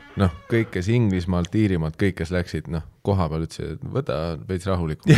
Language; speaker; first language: Estonian; native; Estonian